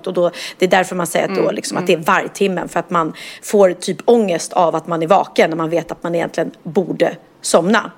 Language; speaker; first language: Swedish; native; Swedish